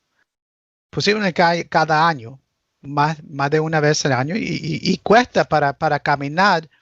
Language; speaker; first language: Spanish; early bilingual, heritage; Spanish